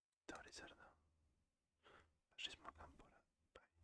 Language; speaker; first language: Basque; non-native, learner; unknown